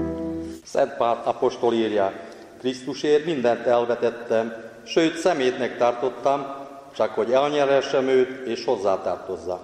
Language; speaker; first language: Hungarian; native; Hungarian